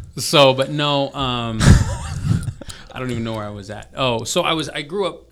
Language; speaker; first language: English; early bilingual, other home language; Filipino